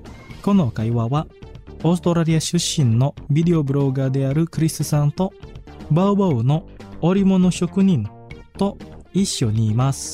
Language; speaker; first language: Japanese; non-native, fluent; Indonesian